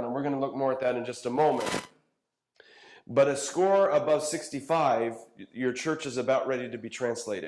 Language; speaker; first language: English; native; English